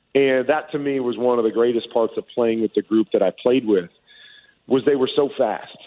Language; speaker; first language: English; native; English